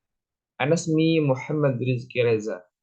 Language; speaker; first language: Arabic; non-native, learner; Indonesian